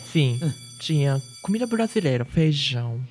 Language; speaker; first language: Portuguese; early bilingual, heritage; Japanese